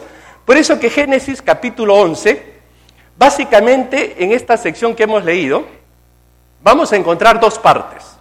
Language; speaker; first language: Spanish; native; Spanish